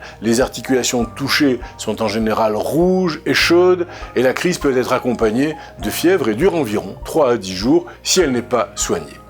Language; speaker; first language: French; native; French